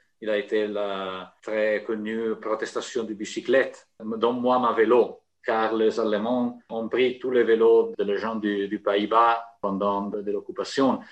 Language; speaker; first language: French; non-native, fluent; Italian